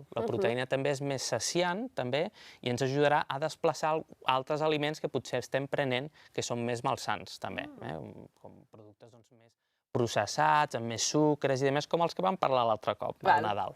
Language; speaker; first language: Catalan; native; Catalan